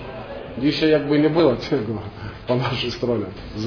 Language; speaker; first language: Polish; non-native, learner; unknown